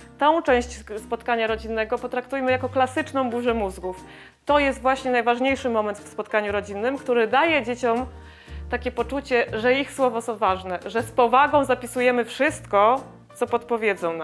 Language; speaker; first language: Polish; native; Polish